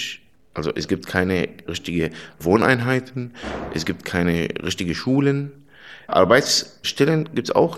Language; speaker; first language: German; non-native, fluent; Arabic